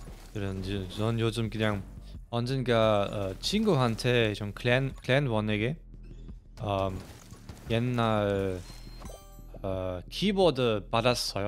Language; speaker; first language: Korean; non-native, fluent; German